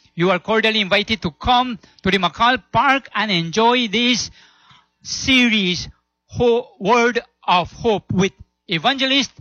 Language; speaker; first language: English; non-native, local second language; Spanish